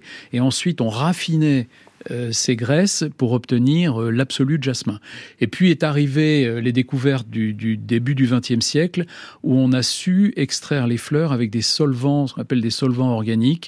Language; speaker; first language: French; native; French